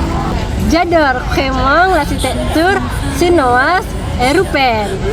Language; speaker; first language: French; non-native, learner; Indonesian